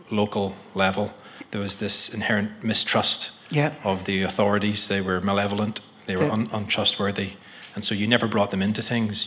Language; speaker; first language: English; native; English